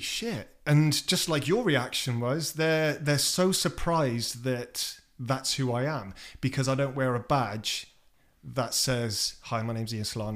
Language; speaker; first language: English; native; English